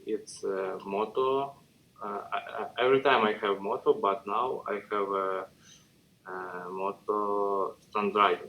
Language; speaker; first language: English; non-native, learner; Russian